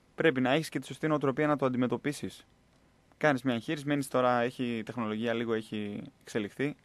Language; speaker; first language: Greek; native; Greek